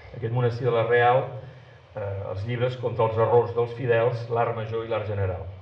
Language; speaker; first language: Catalan; native; Catalan